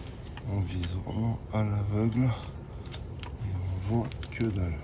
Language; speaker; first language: French; native; French